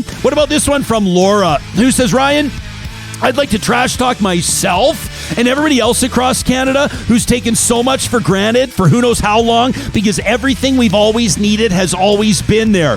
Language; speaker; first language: English; native; English